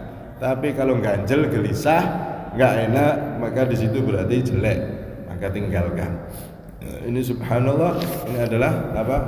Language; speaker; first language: Indonesian; non-native, local second language; Javanese